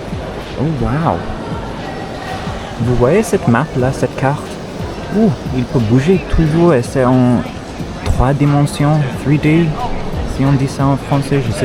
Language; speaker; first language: French; non-native, fluent; English